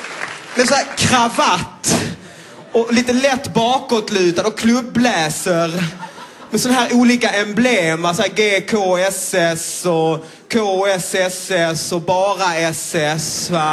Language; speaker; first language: Swedish; native; Swedish